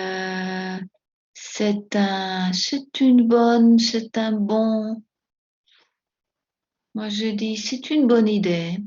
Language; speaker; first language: French; non-native, fluent; Spanish